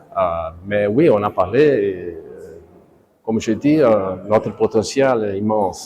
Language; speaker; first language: French; non-native, fluent; Portuguese